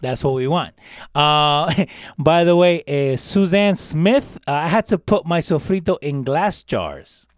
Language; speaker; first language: English; early bilingual, other home language; Spanish